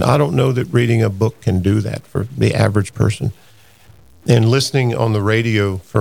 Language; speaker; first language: English; native; English